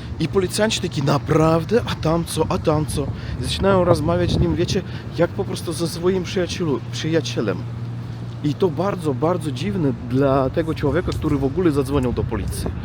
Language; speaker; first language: Polish; non-native, learner; Russian